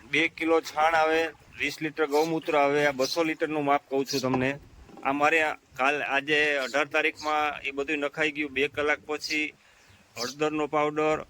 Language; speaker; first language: Gujarati; native; Gujarati